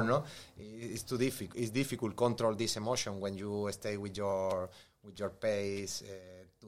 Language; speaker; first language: English; non-native, learner; Spanish